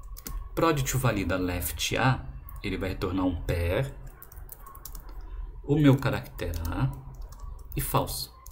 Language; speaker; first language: Portuguese; native; Portuguese